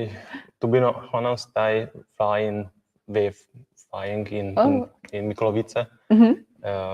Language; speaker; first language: English; non-native, learner; Hungarian